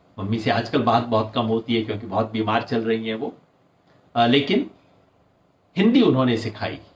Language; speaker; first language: Hindi; native; Hindi